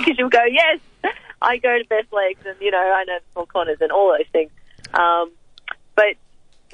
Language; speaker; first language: English; native; English